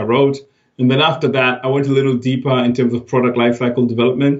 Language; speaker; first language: English; non-native, local second language; Shona